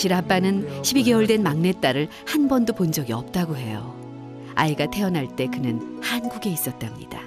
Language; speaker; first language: Korean; native; Korean